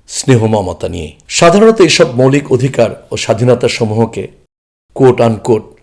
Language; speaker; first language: Bangla; non-native, local second language; Chakma